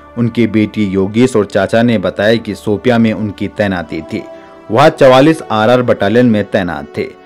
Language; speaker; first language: Hindi; native; Hindi